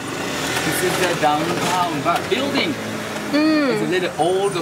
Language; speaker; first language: English; non-native, learner; Japanese